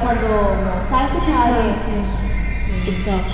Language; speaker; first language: Korean; non-native, fluent; Vietnamese